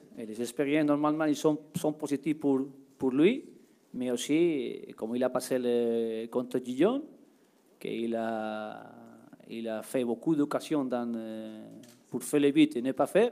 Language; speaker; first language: French; non-native, learner; Spanish